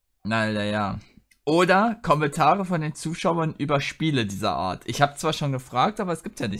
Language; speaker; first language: German; native; German